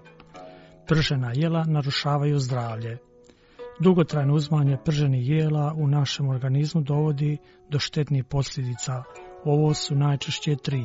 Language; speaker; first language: Croatian; native; Croatian